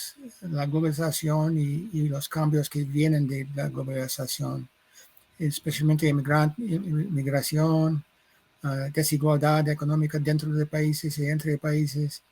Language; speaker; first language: Spanish; non-native, fluent; English